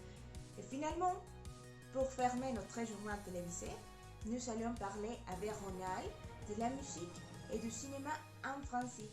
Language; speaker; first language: French; non-native, learner; Spanish